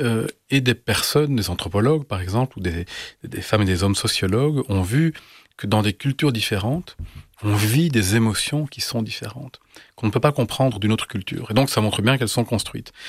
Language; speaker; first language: French; native; French